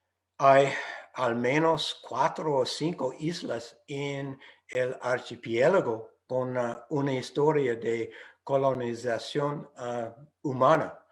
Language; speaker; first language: Spanish; non-native, fluent; English